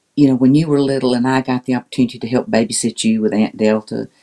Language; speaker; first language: English; native; English